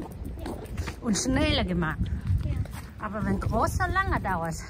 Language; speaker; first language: German; non-native, learner; Vietnamese